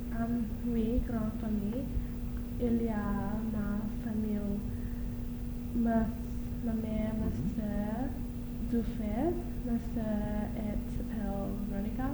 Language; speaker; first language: French; non-native, learner; English